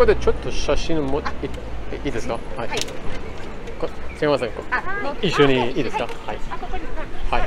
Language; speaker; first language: Japanese; non-native, learner; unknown